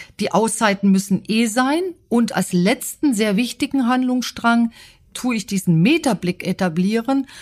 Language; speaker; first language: German; native; German